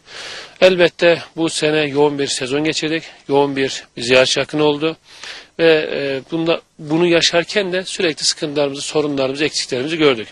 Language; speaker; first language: Turkish; native; Turkish